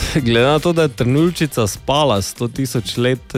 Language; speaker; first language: Slovenian; native; Slovenian